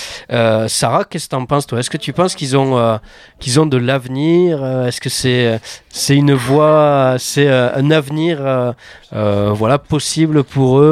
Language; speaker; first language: French; native; French